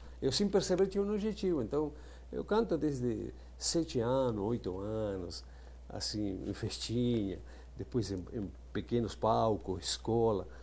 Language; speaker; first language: Portuguese; non-native, fluent; Spanish